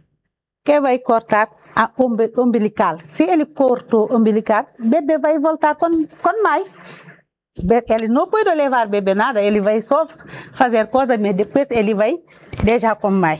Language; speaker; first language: Portuguese; non-native, learner; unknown